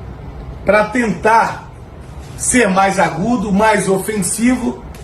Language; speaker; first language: Portuguese; native; Portuguese